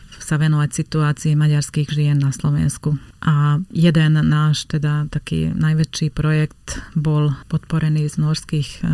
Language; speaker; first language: Slovak; non-native, local second language; Hungarian